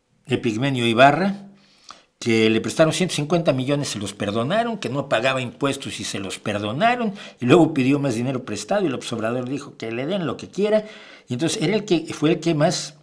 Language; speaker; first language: Spanish; native; Spanish